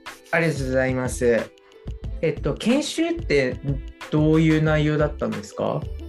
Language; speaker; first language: Japanese; native; Japanese